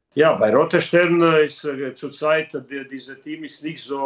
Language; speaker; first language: German; non-native, learner; Serbian